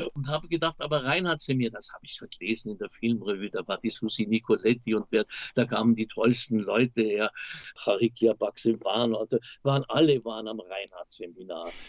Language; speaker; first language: German; native; German